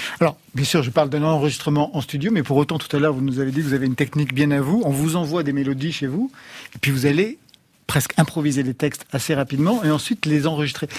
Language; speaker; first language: French; native; French